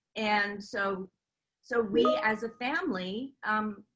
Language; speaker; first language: English; native; English